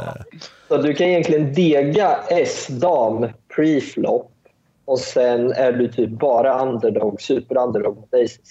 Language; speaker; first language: Swedish; early bilingual, other home language; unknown